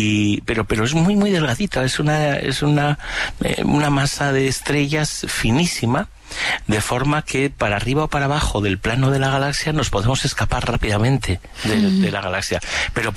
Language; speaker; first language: Spanish; native; Spanish